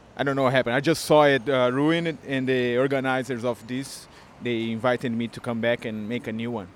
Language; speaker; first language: English; non-native, fluent; Portuguese